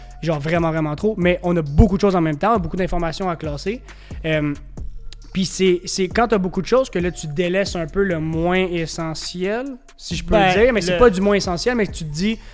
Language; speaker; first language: French; native; French